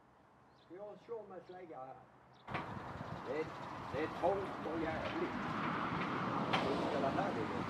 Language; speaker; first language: Swedish; native; Swedish